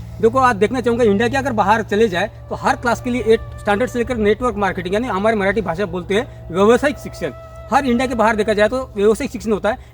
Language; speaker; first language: Hindi; non-native, local second language; Marathi